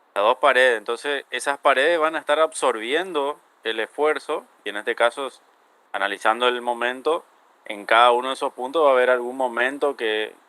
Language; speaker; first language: Spanish; native; Spanish